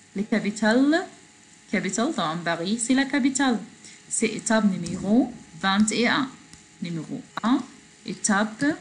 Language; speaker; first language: French; non-native, fluent; Arabic